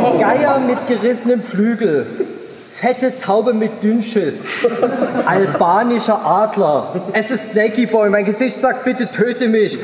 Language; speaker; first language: German; native; German